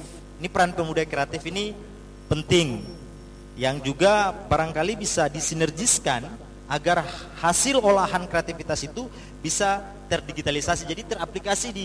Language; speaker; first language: Indonesian; native; Indonesian